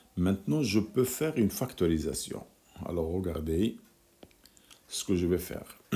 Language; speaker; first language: French; non-native, local second language; Arabic